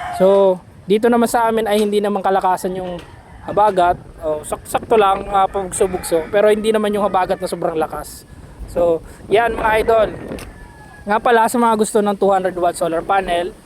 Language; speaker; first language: Filipino; non-native, local second language; Bikol